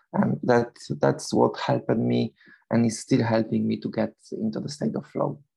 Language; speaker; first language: English; non-native, fluent; Polish